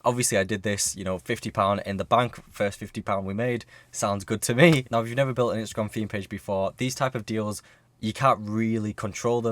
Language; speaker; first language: English; native; English